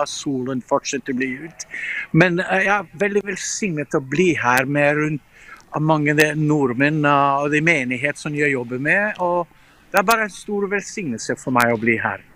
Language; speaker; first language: Norwegian; non-native, fluent; English